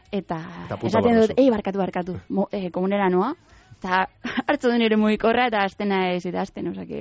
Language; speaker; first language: Basque; non-native, local second language; Spanish